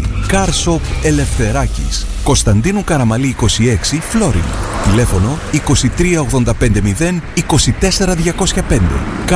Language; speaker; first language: Greek; native; Greek